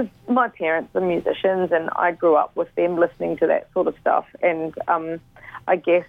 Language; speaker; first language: English; native; English